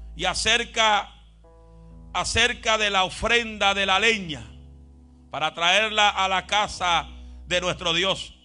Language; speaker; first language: Spanish; native; Spanish